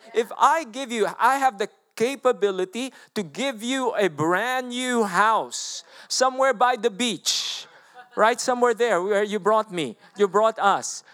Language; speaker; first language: English; non-native, local second language; Filipino